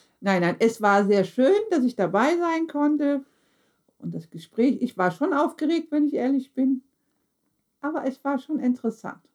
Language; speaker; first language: German; early bilingual, other home language; Turkish